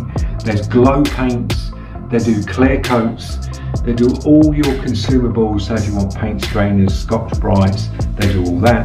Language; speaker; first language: English; native; English